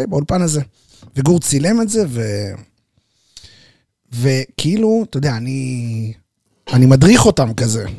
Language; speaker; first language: Hebrew; native; Hebrew